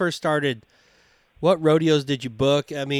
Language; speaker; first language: English; native; English